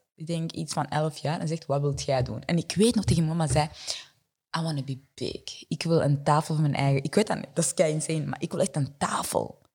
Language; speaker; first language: Dutch; early bilingual, other home language; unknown